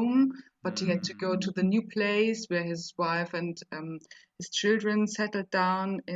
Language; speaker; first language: English; non-native, fluent; German